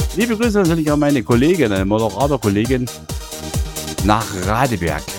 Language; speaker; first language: German; native; German